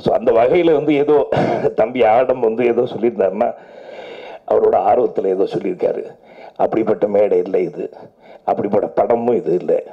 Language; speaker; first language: Tamil; native; Tamil